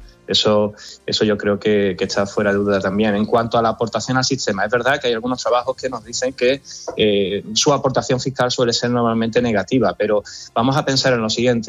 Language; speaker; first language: Spanish; native; Spanish